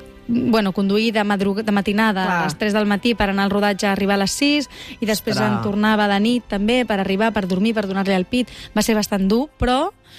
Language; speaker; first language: Catalan; non-native, local second language; Spanish